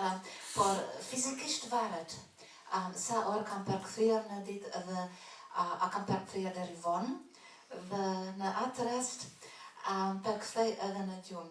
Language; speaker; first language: Albanian; non-native, fluent; German